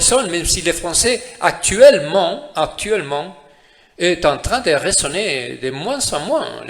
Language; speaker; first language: French; non-native, fluent; Spanish